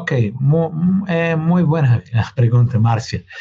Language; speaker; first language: Spanish; non-native, learner; English